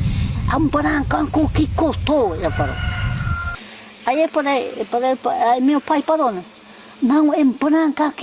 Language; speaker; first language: Portuguese; non-native, local second language; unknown